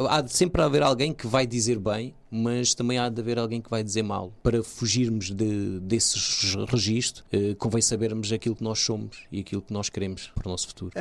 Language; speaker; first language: Portuguese; early bilingual, other home language; Kabuverdianu